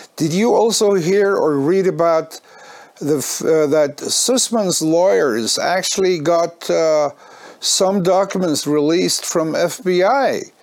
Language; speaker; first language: English; non-native, fluent; Norwegian